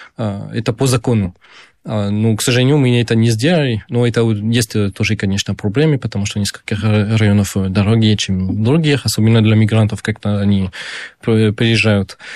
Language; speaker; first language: Russian; non-native, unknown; French